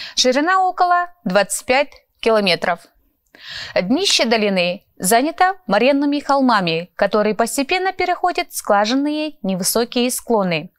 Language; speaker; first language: Russian; non-native, local second language; Kyrgyz